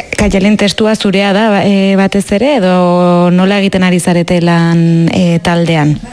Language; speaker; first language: Basque; native; Basque